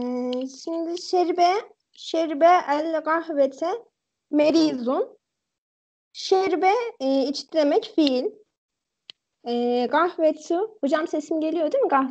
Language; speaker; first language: Turkish; native; Turkish